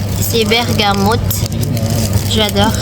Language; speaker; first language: French; non-native, learner; Indonesian